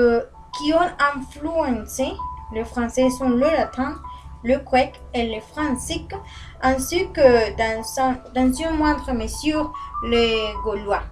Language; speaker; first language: French; non-native, learner; Spanish